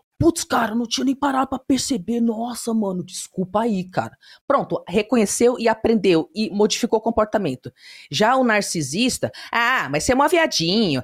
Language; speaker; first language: Portuguese; early bilingual, heritage; Portuguese